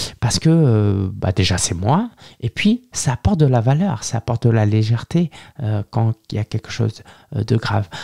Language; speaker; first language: French; early bilingual, other home language; Chinese